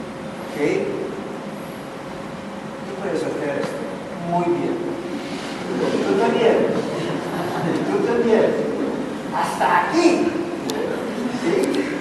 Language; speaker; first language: Spanish; non-native, learner; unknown